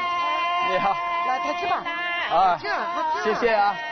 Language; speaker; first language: Chinese; non-native, learner; English